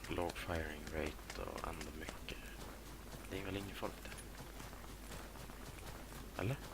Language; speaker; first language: Swedish; native; Swedish